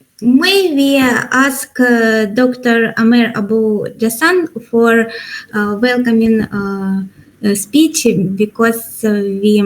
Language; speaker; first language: English; non-native, learner; Ukrainian